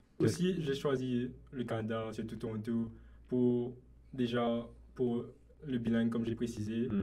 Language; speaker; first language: French; non-native, local second language; Morisyen